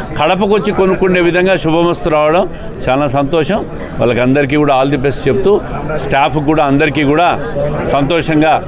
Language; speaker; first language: Telugu; native; Telugu